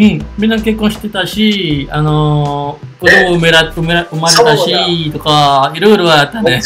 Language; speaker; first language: Japanese; non-native, learner; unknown